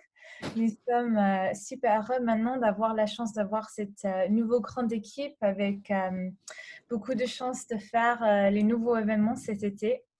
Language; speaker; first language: French; non-native, learner; English